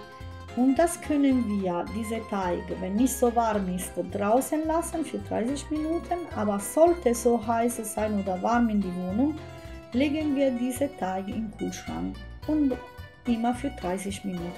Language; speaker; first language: German; non-native, fluent; Italian